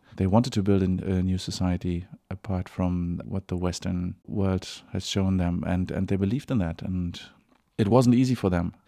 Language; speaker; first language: English; non-native, fluent; German